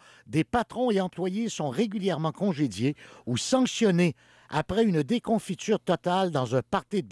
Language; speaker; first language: French; native; French